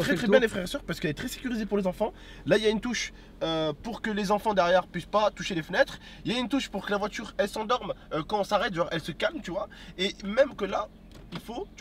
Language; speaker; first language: French; native; French